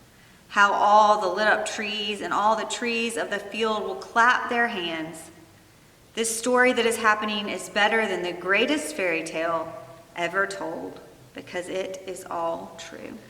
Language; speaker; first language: English; native; English